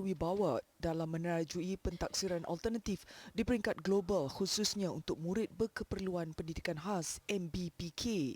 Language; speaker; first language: Malay; native; Malay